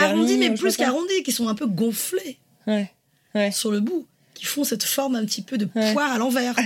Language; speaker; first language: French; native; French